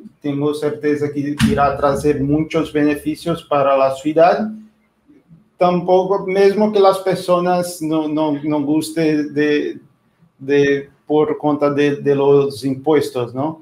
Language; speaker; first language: Spanish; non-native, fluent; Portuguese